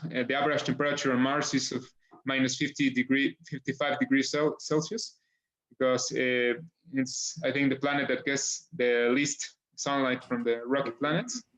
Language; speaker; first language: English; non-native, fluent; Spanish